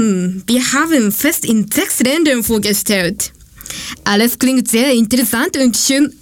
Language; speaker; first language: German; non-native, learner; Japanese